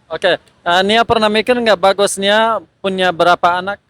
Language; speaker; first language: Indonesian; non-native, fluent; Persian